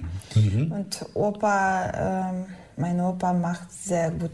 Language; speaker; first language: German; non-native, learner; Ukrainian